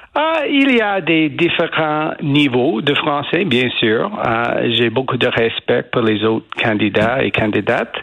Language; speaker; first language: French; non-native, learner; English